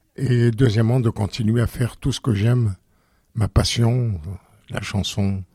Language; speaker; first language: French; native; French